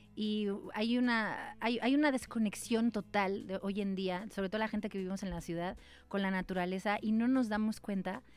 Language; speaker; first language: Spanish; native; Spanish